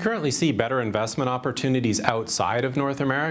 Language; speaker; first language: English; native; English